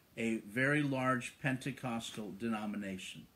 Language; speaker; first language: English; native; English